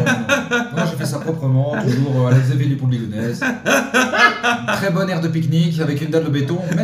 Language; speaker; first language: French; native; French